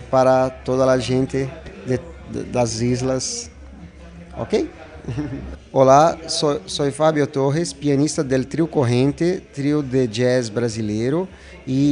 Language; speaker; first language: Spanish; non-native, fluent; Portuguese